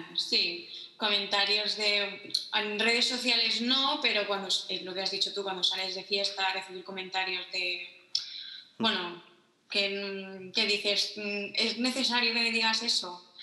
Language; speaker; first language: Spanish; native; Spanish